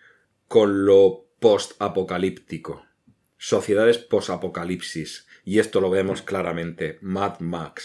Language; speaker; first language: Spanish; native; Spanish